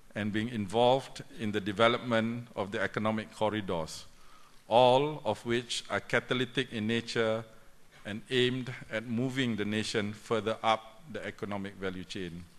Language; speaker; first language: English; non-native, local second language; Malay